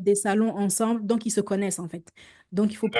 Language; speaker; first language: French; native; French